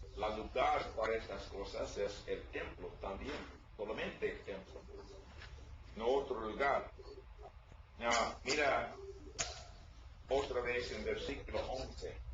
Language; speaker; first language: Spanish; non-native, learner; English